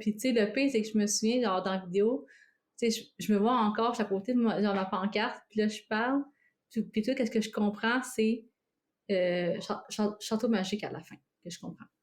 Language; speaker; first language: French; native; French